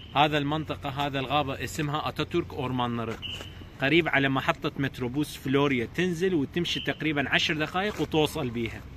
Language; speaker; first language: Arabic; non-native, local second language; Azerbaijani